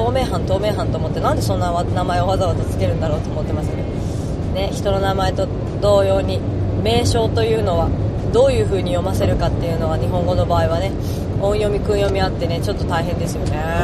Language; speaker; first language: Japanese; native; Japanese